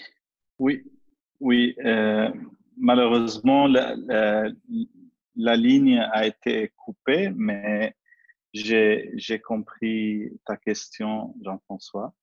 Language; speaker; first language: French; non-native, fluent; Arabic